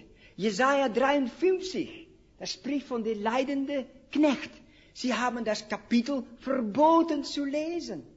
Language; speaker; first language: German; non-native, fluent; Dutch